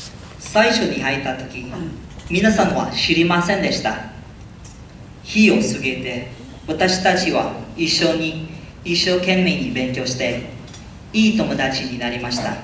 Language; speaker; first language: Japanese; non-native, learner; Filipino